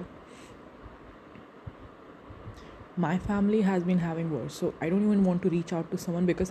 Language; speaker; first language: English; non-native, local second language; Hindi